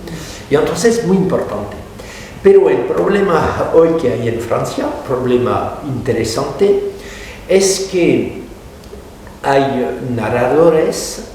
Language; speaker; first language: Spanish; non-native, fluent; French